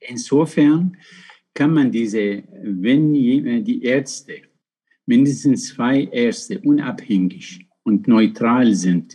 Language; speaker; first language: German; non-native, fluent; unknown